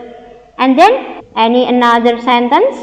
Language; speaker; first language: English; non-native, learner; Indonesian